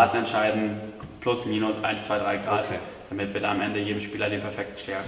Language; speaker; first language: German; native; German